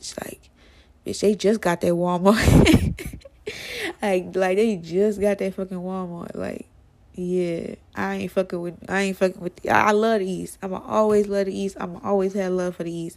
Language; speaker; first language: English; native; English